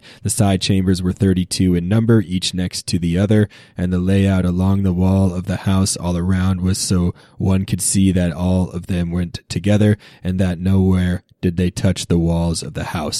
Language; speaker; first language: English; native; English